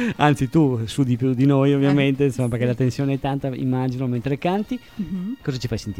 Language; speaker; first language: Italian; native; Italian